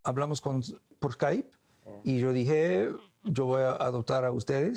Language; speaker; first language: Spanish; non-native, learner; English